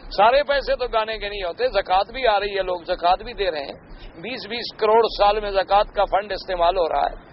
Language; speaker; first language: Urdu; native; Urdu